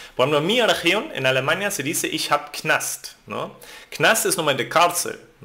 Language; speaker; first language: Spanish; non-native, fluent; German